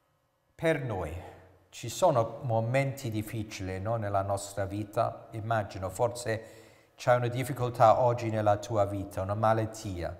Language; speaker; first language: Italian; non-native, fluent; English